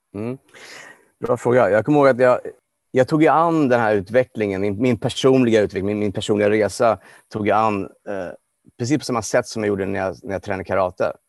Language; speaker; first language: Swedish; non-native, fluent; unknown